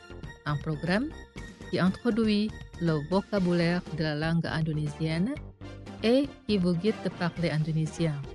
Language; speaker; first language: French; non-native, fluent; Indonesian